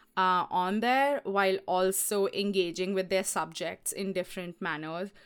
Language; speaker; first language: English; non-native, local second language; Hindi